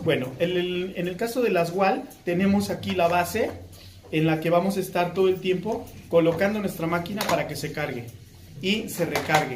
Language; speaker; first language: Spanish; native; Spanish